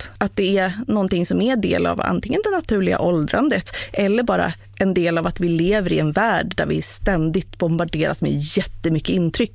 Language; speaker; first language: Swedish; native; Swedish